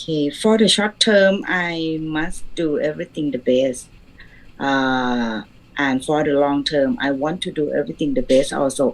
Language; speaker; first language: English; non-native, learner; Thai